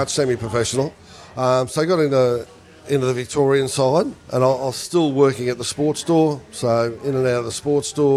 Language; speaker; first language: English; native; English